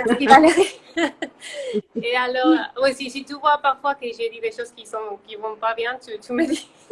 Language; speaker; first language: French; non-native, fluent; Spanish